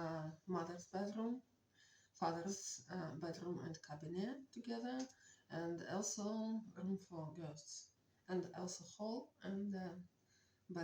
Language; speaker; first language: English; non-native, learner; Russian